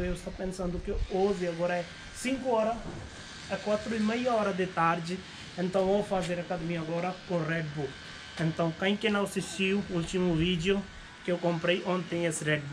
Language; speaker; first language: Portuguese; non-native, learner; Hindi